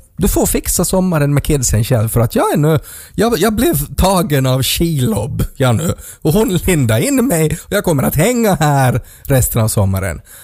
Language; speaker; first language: Swedish; native; Swedish